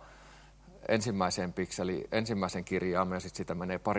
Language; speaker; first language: Finnish; native; Finnish